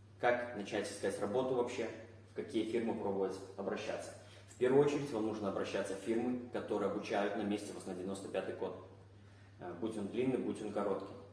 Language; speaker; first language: Russian; native; Russian